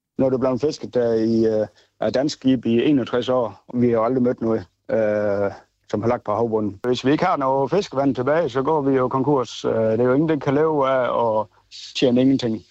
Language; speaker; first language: Danish; native; Danish